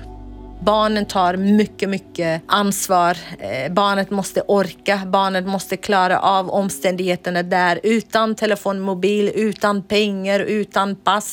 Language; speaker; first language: Swedish; non-native, fluent; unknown